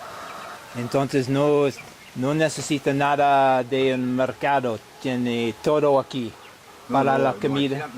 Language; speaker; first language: Spanish; non-native, learner; English